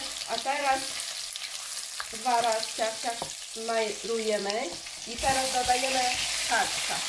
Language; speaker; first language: Polish; non-native, learner; Chinese